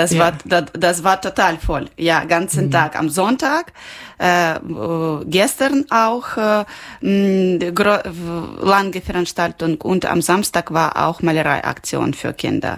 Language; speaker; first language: German; non-native, local second language; Ukrainian